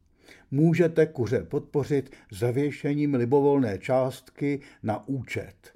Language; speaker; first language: Czech; native; Czech